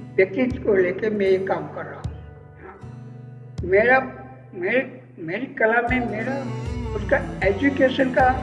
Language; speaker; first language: Hindi; non-native, local second language; Gujarati